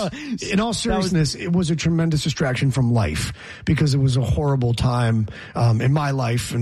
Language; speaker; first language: English; native; English